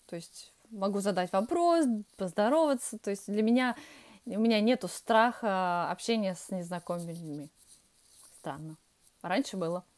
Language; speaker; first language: Russian; early bilingual, heritage; Russian